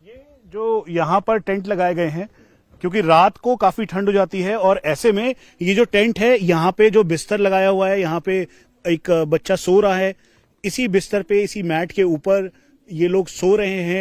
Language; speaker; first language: Hindi; native; Hindi